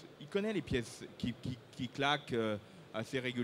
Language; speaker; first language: French; native; French